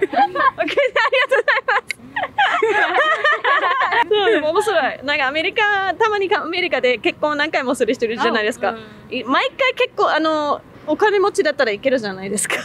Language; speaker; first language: Japanese; non-native, fluent; English